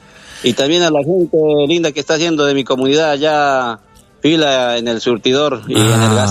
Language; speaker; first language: Spanish; native; Spanish